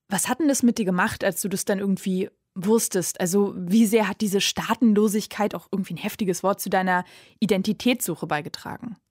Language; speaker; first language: German; native; German